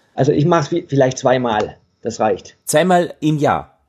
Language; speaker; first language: German; native; German